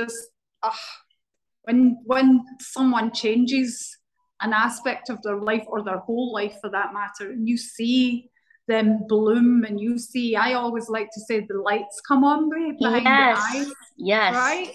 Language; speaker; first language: English; native; English